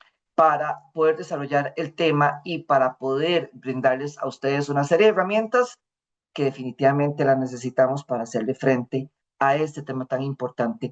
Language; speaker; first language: Spanish; native; Spanish